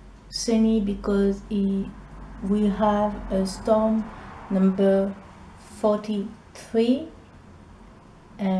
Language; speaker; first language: English; non-native, learner; French